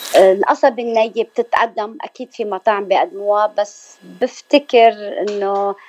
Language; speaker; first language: Arabic; native; Arabic